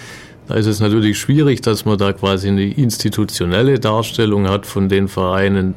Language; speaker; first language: German; native; German